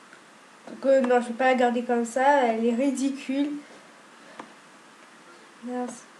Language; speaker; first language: French; native; French